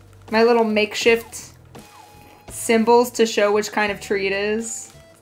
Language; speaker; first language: English; native; English